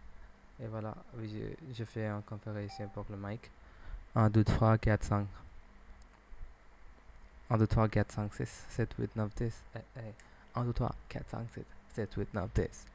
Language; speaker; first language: French; non-native, learner; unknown